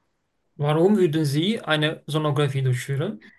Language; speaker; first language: German; non-native, learner; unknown